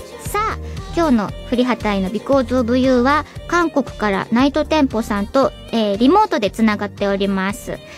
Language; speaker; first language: Japanese; native; Japanese